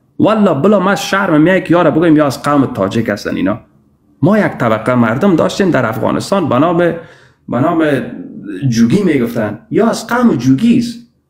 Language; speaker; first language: Persian; native; Persian